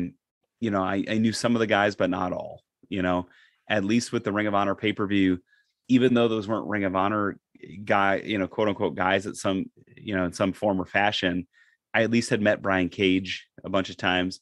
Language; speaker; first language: English; native; English